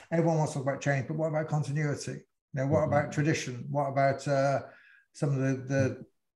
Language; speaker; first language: English; native; English